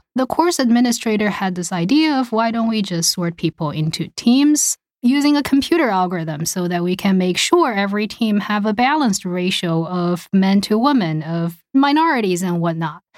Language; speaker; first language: English; early bilingual, other home language; Chinese